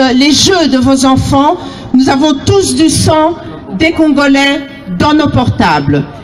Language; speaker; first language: French; early bilingual, other home language; Lingala